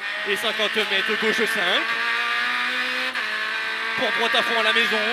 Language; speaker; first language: French; native; French